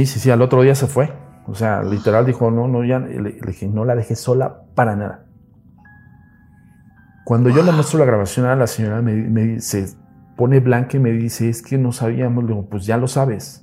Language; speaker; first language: Spanish; native; Spanish